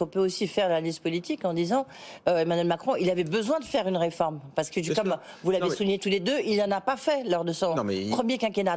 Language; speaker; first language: French; native; French